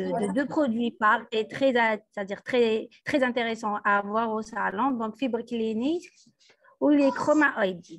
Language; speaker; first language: French; non-native, local second language; Arabic